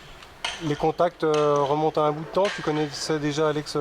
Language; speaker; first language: French; native; French